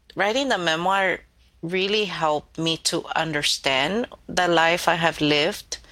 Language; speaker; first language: English; early bilingual, other home language; Spanish